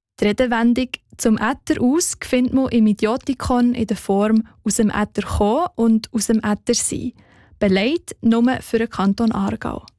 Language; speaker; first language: German; native; German